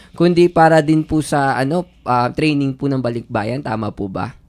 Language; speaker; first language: Filipino; native; Filipino